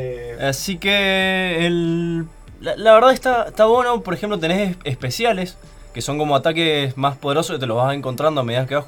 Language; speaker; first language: Spanish; native; Spanish